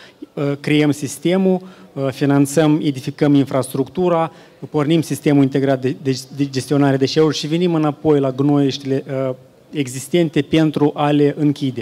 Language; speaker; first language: Romanian; native; Romanian